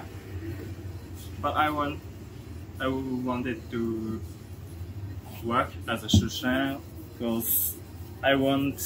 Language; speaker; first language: English; non-native, learner; Japanese